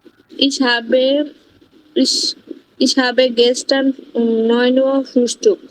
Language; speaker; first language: German; non-native, learner; Bangla